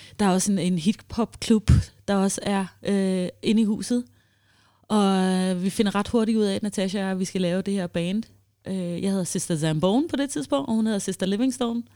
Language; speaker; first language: Danish; early bilingual, heritage; Danish